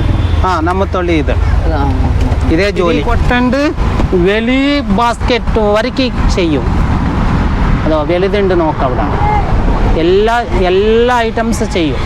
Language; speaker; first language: Malayalam; non-native, learner; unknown